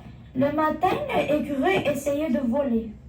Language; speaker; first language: French; non-native, learner; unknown